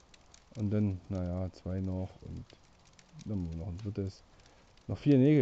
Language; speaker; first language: German; native; German